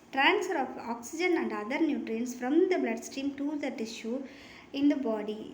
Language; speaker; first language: English; non-native, local second language; Tamil